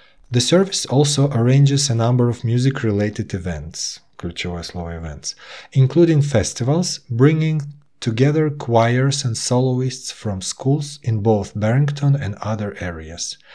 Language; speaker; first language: English; non-native, fluent; Russian